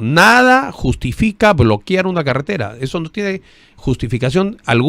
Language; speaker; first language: Spanish; native; Spanish